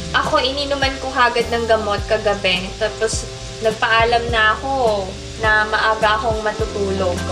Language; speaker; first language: Filipino; native; Filipino